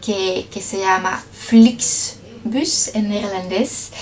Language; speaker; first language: Spanish; non-native, learner; Dutch